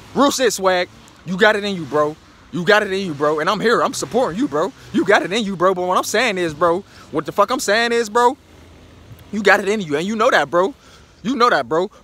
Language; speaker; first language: English; native; English